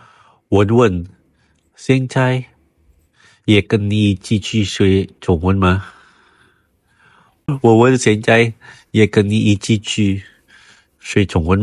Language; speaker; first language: Chinese; non-native, learner; Indonesian